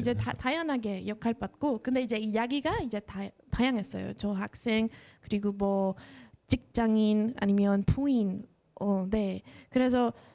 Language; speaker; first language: Korean; non-native, fluent; Spanish